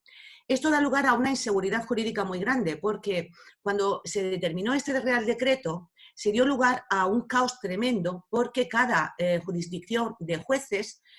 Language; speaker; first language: Spanish; native; Spanish